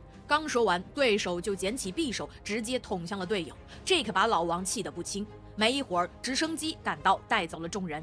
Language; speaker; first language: Chinese; native; Chinese